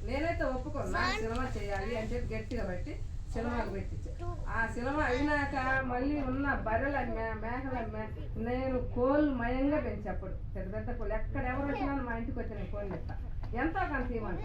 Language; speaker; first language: Telugu; native; Telugu